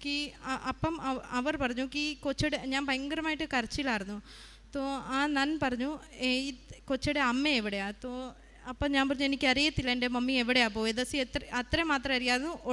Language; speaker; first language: Malayalam; early bilingual, heritage; Malayalam